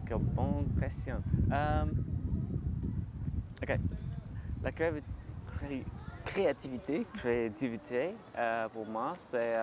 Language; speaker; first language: French; non-native, learner; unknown